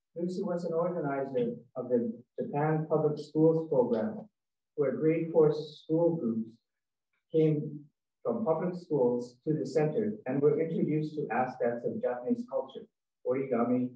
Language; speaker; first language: English; native; English